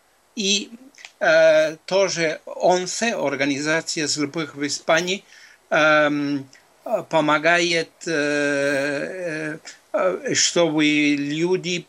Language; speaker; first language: Russian; non-native, fluent; Spanish